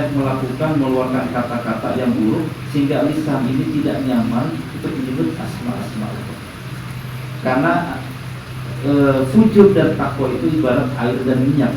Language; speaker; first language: Indonesian; native; Indonesian